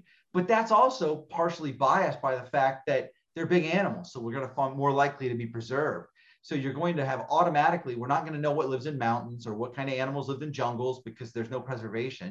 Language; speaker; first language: English; native; English